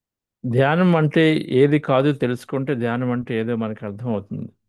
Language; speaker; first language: Telugu; native; Telugu